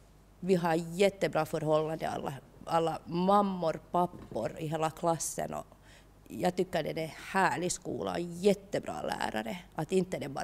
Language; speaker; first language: Swedish; non-native, local second language; Finnish